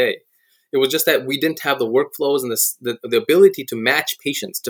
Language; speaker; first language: English; native; English